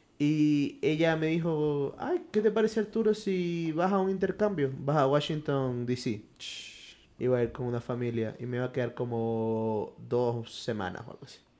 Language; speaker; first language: Spanish; native; Spanish